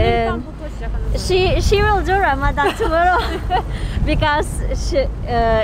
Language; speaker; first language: English; non-native, learner; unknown